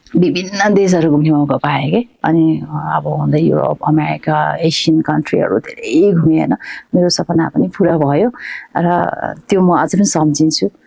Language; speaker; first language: Nepali; non-native, local second language; Sherpa